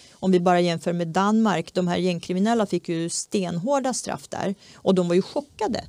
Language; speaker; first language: Swedish; early bilingual, other home language; Czech